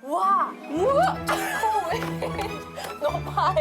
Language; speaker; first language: Korean; non-native, fluent; Chinese